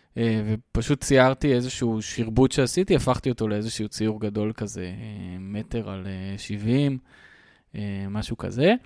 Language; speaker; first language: Hebrew; native; Hebrew